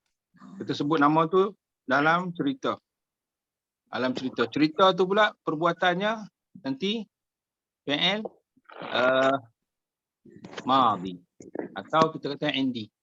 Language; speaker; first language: Indonesian; non-native, local second language; Malay